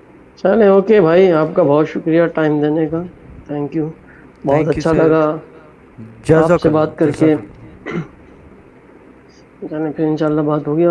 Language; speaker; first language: Hindi; non-native, fluent; Urdu